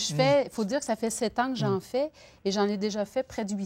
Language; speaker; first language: French; native; French